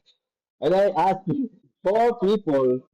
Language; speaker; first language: English; non-native, learner; Italian